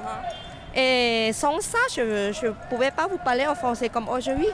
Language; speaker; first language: French; non-native, fluent; Thai